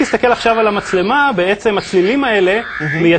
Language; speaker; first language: Hebrew; native; Hebrew